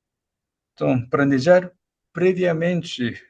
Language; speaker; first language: Portuguese; non-native, fluent; Japanese